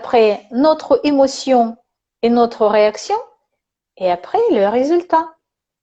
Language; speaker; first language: French; non-native, learner; Russian